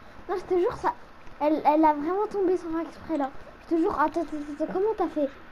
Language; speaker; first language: French; native; French